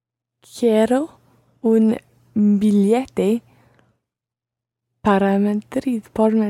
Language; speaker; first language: Spanish; non-native, learner; English